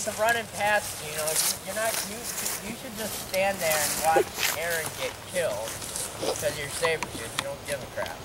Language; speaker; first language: English; native; English